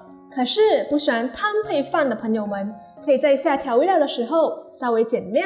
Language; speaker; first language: Chinese; native; Chinese